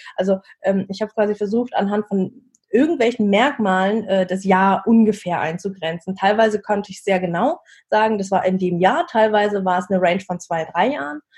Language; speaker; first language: German; early bilingual, other home language; Vietnamese